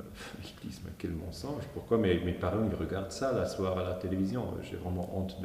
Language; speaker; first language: French; non-native, local second language; German